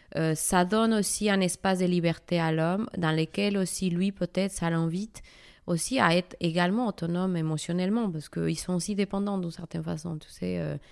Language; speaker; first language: French; non-native, fluent; Spanish